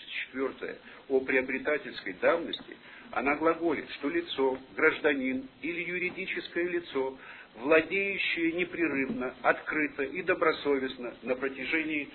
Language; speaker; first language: Russian; native; Russian